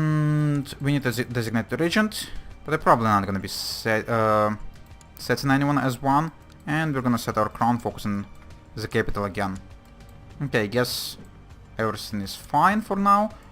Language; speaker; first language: English; non-native, fluent; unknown